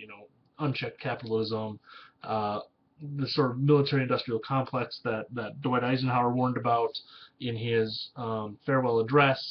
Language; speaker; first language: English; native; English